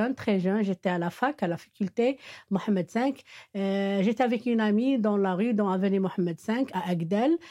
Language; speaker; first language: French; non-native, local second language; Arabic